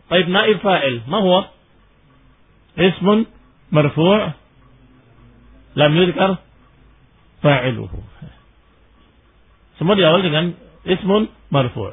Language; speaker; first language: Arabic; non-native, fluent; Indonesian